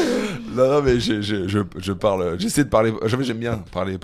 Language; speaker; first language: French; native; French